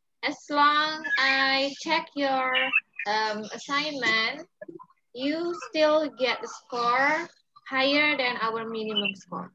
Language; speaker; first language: English; non-native, fluent; Balinese